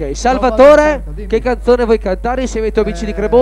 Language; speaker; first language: Italian; native; Italian